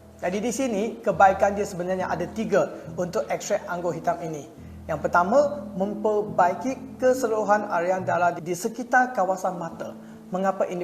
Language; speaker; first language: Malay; non-native, local second language; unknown